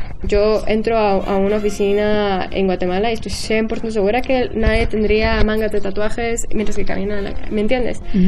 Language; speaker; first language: Spanish; early bilingual, heritage; Spanish